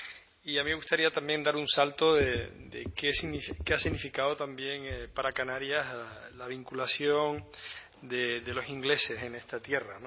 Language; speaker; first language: Spanish; native; Spanish